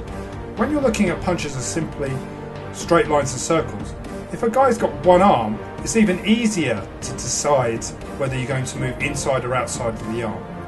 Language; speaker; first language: English; native; English